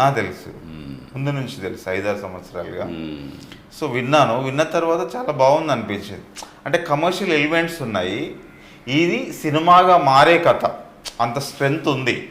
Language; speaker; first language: Telugu; native; Telugu